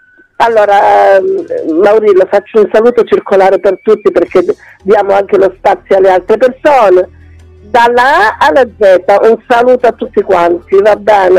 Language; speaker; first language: Italian; native; Italian